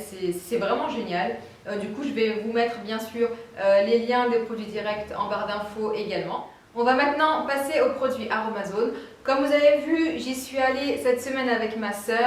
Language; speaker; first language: French; native; French